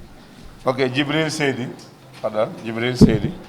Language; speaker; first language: Arabic; non-native, fluent; Wolof